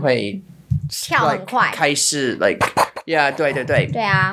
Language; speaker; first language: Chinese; non-native, learner; English